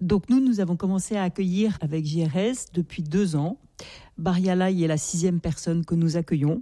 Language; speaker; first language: French; native; French